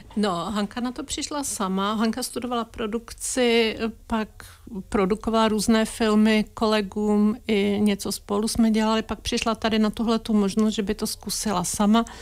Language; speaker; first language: Czech; native; Czech